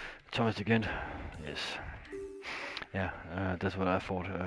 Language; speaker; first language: English; non-native, fluent; Danish